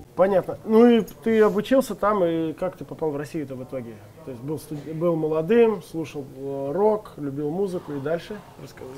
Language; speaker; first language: Russian; native; Russian